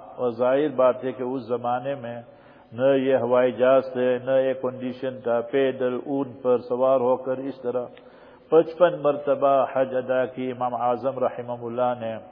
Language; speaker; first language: Urdu; native; Urdu